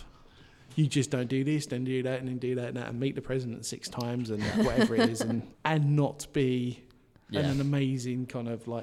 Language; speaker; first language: English; native; English